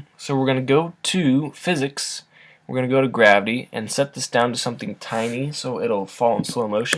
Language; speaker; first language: English; native; English